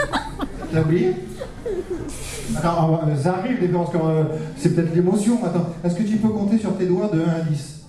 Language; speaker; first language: French; native; French